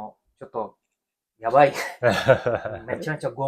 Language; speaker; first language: Japanese; non-native, learner; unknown